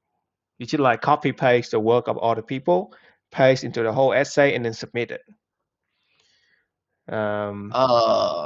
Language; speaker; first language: English; non-native, fluent; Vietnamese